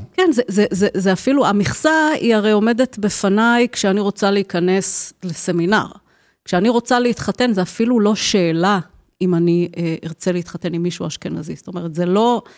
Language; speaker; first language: Hebrew; native; Hebrew